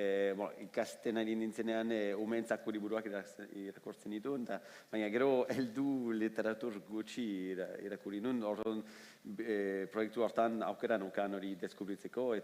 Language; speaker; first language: Basque; non-native, fluent; French